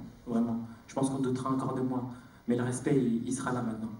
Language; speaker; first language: French; native; French